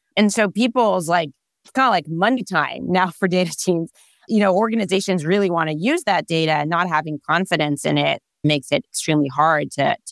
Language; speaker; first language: English; non-native, fluent; Hebrew